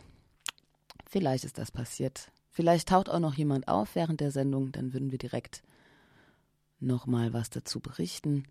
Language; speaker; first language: German; native; German